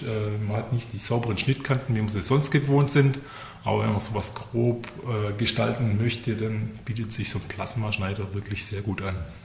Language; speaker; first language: German; native; German